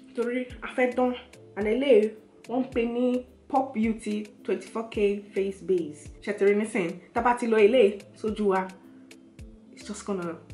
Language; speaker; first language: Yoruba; early bilingual, heritage; Yoruba